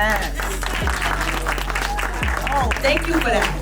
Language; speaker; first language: English; native; English